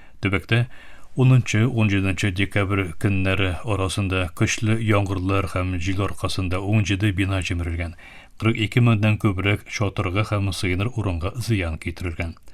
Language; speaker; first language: Tatar; early bilingual, heritage; Tatar